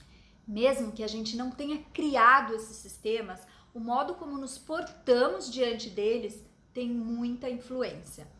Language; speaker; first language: Portuguese; native; Portuguese